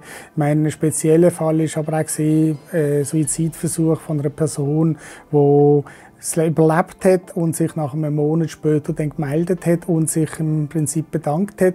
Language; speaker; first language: German; native; German